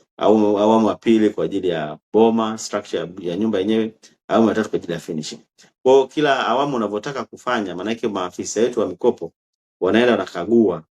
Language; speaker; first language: Swahili; native; Swahili